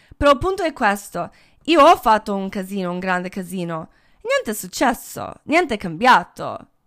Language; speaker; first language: Italian; non-native, fluent; English